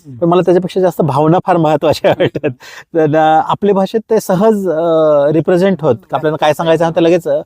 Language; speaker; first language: Marathi; non-native, local second language; Kukna